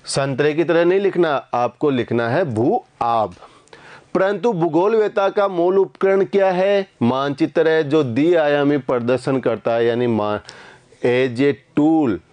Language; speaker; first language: Hindi; native; Hindi